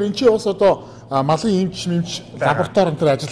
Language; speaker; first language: Mongolian; native; Mongolian